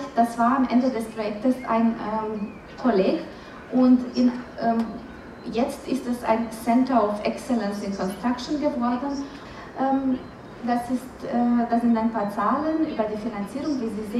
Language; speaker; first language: German; non-native, fluent; Romanian